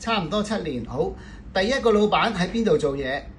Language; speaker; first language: Cantonese; native; Cantonese